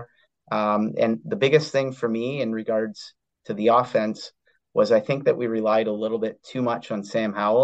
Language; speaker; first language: English; native; English